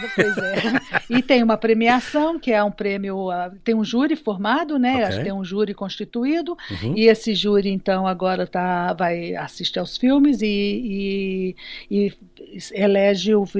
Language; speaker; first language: Portuguese; native; Portuguese